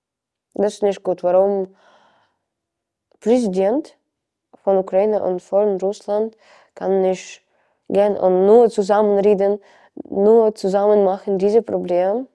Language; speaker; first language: German; non-native, learner; Ukrainian